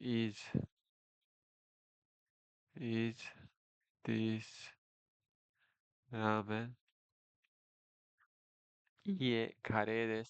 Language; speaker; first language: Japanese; non-native, learner; Nepali